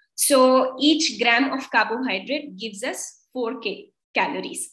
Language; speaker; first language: English; non-native, local second language; Kannada